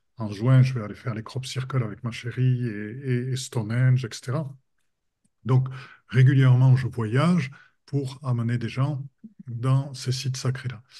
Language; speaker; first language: French; native; French